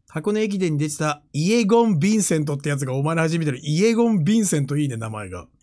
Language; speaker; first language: Japanese; native; Japanese